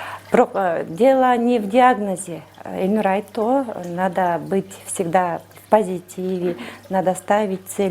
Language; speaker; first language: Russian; non-native, local second language; Kyrgyz